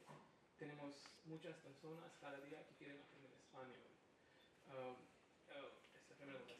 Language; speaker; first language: Spanish; non-native, fluent; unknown